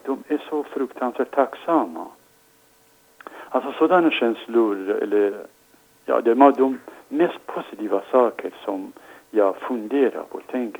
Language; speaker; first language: Swedish; non-native, fluent; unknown